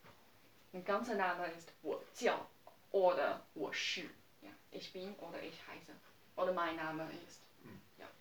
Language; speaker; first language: German; non-native, learner; Chinese